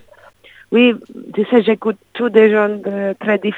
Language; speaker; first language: French; non-native, fluent; English